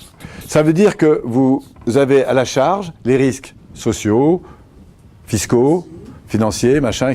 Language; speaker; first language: French; native; French